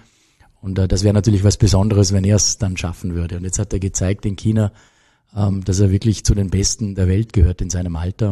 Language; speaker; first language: German; native; German